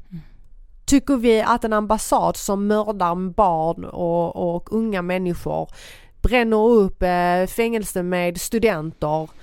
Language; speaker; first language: Swedish; early bilingual, other home language; Persian